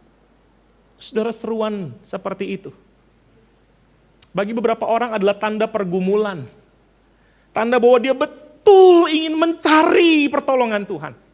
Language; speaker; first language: Indonesian; native; Indonesian